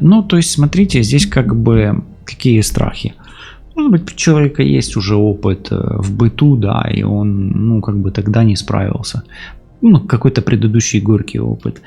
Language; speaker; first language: Russian; native; Russian